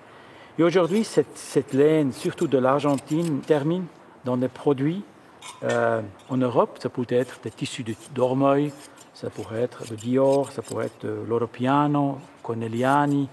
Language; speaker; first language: French; early bilingual, heritage; Spanish